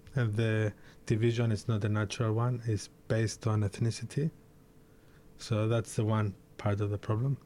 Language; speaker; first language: English; early bilingual, other home language; Greek